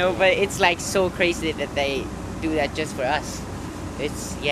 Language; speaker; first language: English; non-native, fluent; Norwegian